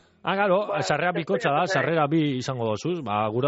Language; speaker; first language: Basque; native; Basque